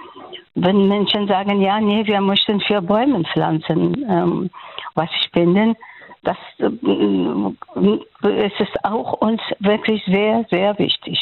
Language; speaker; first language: German; non-native, fluent; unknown